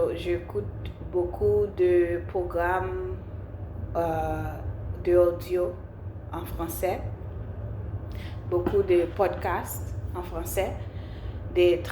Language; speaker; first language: French; non-native, learner; English